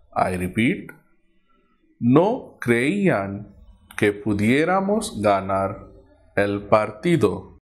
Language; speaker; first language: Spanish; non-native, fluent; Hindi